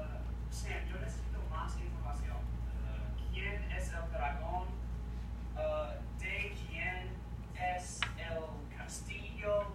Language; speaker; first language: Spanish; non-native, fluent; English